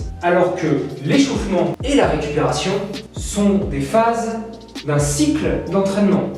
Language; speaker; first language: French; native; French